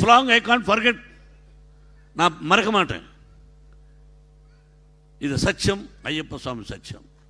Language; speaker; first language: Tamil; non-native, learner; Telugu